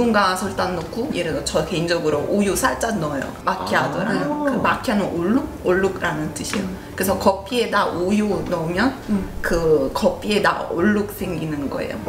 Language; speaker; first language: Korean; non-native, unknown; Italian